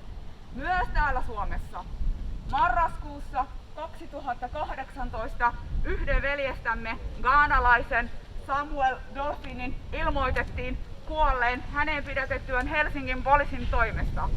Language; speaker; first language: Finnish; early bilingual, other home language; Somali